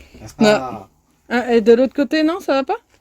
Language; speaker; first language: French; native; French